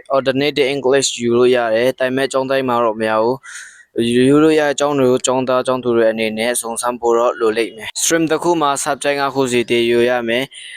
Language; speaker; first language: Burmese; non-native, local second language; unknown